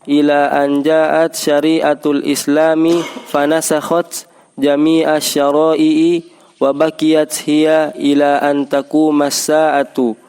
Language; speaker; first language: Arabic; non-native, learner; Indonesian